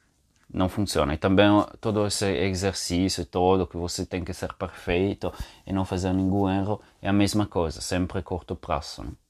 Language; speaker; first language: Portuguese; non-native, fluent; Italian